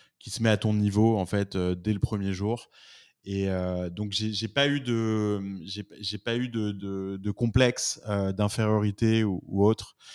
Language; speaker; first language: French; native; French